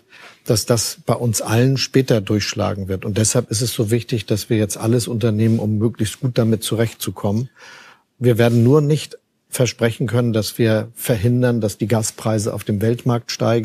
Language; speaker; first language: German; native; German